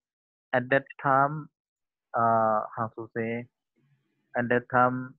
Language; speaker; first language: English; non-native, learner; Thai